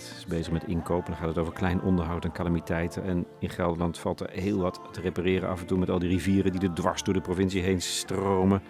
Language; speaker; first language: Dutch; native; Dutch